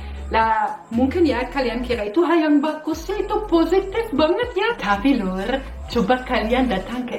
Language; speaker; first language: Indonesian; non-native, fluent; German